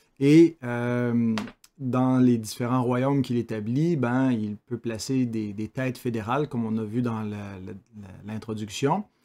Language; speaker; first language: French; native; French